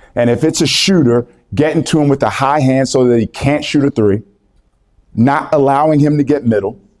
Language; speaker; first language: English; native; English